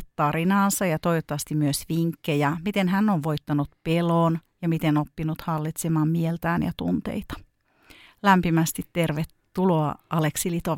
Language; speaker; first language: Finnish; native; Finnish